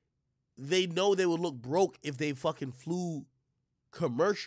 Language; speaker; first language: English; native; English